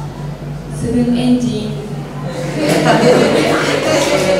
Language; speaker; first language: Indonesian; non-native, learner; Japanese